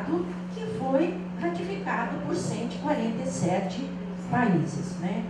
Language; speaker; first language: Portuguese; native; Portuguese